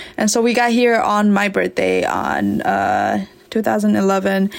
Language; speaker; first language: English; early bilingual, other home language; S'gaw Karen